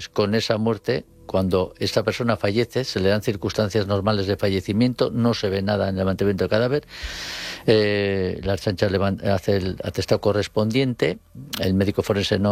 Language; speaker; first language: Spanish; native; Spanish